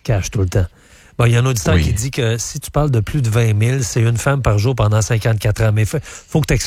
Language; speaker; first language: French; native; French